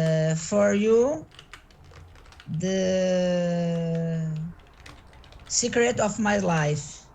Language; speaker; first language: English; non-native, learner; Portuguese